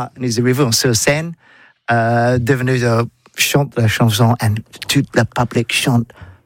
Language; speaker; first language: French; non-native, learner; English